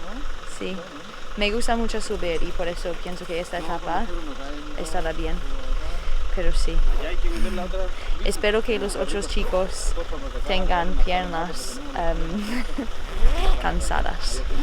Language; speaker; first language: Spanish; non-native, fluent; English